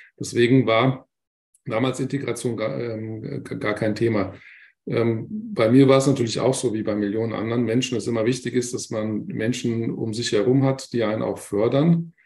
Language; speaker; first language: German; early bilingual, other home language; Turkish